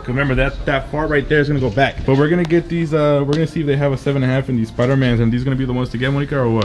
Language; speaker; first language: English; early bilingual, other home language; Spanish